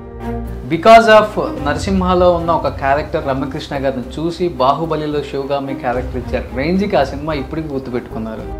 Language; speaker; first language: Telugu; native; Telugu